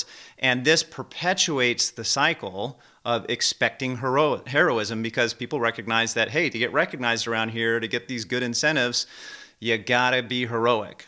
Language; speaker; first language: English; native; English